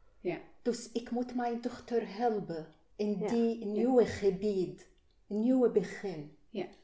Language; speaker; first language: Dutch; non-native, learner; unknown